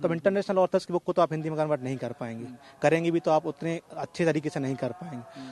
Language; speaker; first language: Hindi; native; Hindi